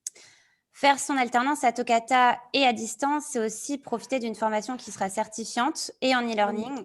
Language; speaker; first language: French; native; French